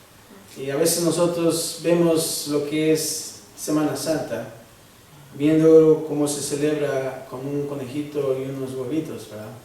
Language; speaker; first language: Spanish; early bilingual, heritage; Spanish